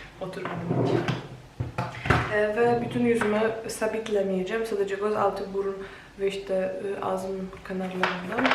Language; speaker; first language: Turkish; non-native, fluent; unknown